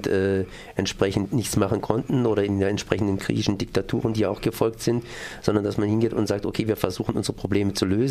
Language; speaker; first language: German; native; German